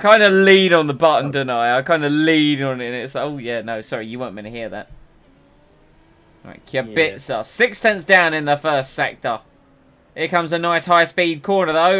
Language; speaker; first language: English; native; English